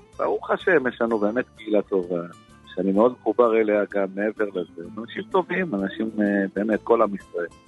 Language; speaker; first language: Hebrew; native; Hebrew